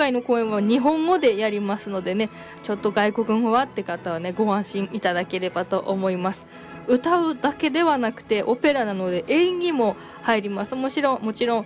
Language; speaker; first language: Japanese; native; Japanese